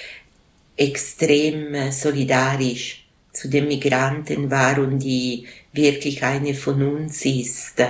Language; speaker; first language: German; non-native, local second language; Italian